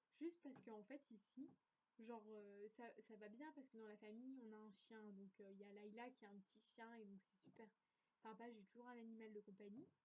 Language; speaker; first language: French; native; French